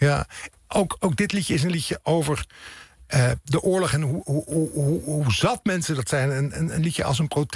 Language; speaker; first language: Dutch; native; Dutch